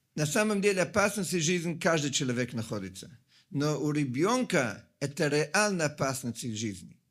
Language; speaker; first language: Russian; non-native, fluent; Italian